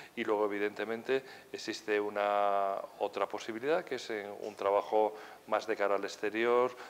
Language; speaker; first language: Spanish; native; Spanish